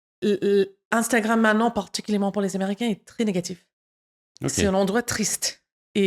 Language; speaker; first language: French; non-native, fluent; English